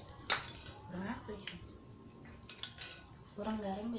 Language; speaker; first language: Indonesian; non-native, local second language; Sundanese